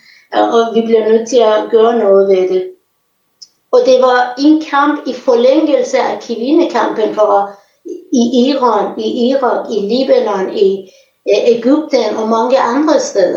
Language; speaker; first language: Danish; non-native, fluent; Persian